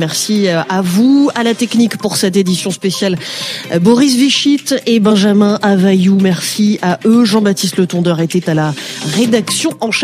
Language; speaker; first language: French; native; French